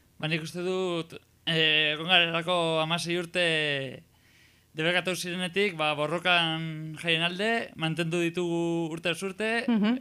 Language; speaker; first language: Basque; non-native, local second language; Spanish